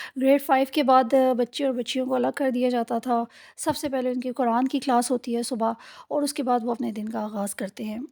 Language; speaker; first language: Urdu; native; Urdu